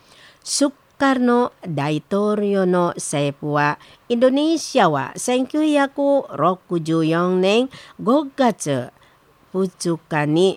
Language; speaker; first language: Japanese; non-native, learner; Indonesian